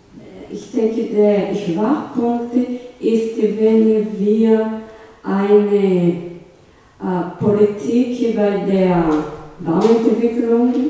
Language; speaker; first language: German; non-native, learner; Portuguese